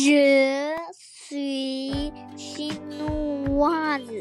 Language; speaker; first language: French; non-native, learner; Chinese